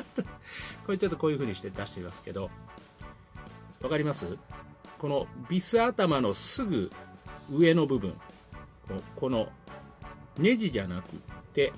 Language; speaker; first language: Japanese; native; Japanese